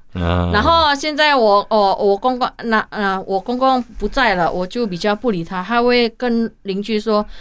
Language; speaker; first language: Chinese; non-native, fluent; Hakka Chinese